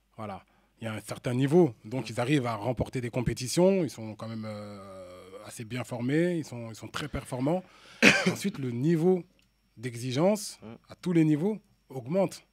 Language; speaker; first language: French; native; French